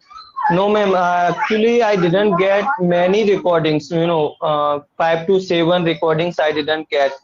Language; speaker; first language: English; non-native, learner; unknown